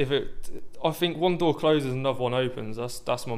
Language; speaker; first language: English; native; English